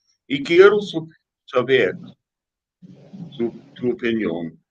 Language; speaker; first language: Spanish; non-native, fluent; English